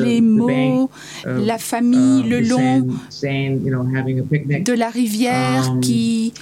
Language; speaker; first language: French; non-native, learner; English